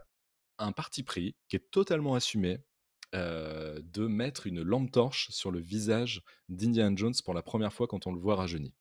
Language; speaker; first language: French; native; French